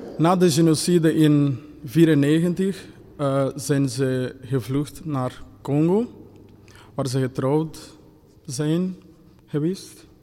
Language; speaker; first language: Dutch; non-native, fluent; Kinyarwanda